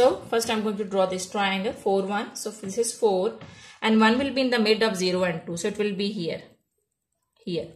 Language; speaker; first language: English; non-native, local second language; Urdu